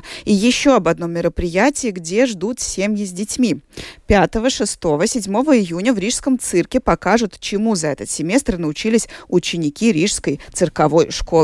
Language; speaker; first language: Russian; native; Russian